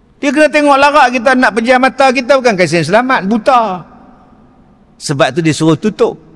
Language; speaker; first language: Malay; native; Malay